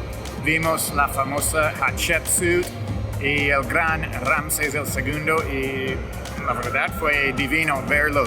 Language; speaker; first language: Spanish; non-native, fluent; English